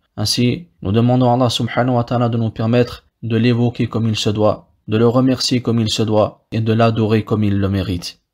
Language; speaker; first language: French; non-native, local second language; Wolof